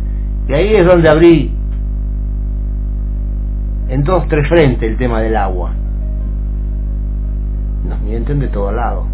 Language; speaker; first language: Spanish; native; Spanish